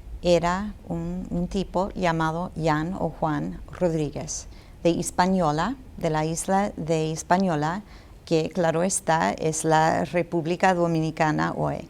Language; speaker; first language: Spanish; non-native, fluent; English